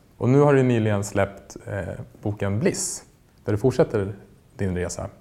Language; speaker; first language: Swedish; native; Swedish